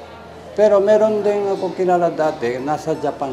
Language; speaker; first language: Filipino; non-native, learner; Japanese